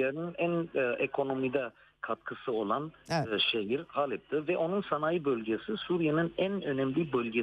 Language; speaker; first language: Turkish; non-native, fluent; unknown